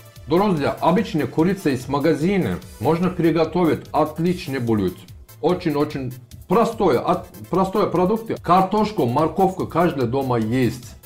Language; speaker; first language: Russian; non-native, learner; Turkish